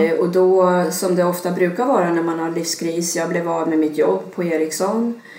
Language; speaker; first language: Swedish; early bilingual, other home language; Serbian